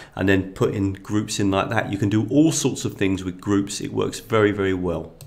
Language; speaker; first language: English; native; English